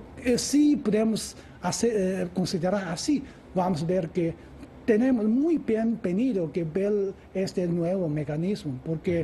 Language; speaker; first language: Spanish; non-native, fluent; Chinese